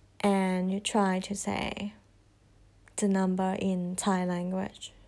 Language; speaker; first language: English; non-native, fluent; Thai